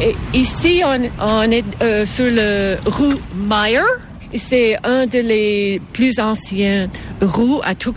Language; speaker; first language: French; non-native, fluent; English